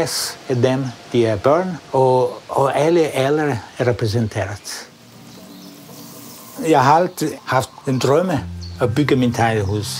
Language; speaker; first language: Danish; non-native, fluent; Italian